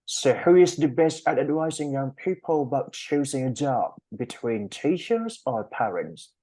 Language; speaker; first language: English; non-native, learner; Thai